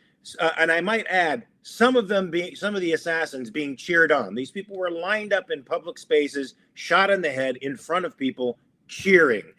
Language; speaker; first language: English; native; English